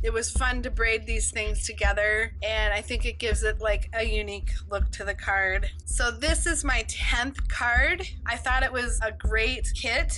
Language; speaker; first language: English; native; English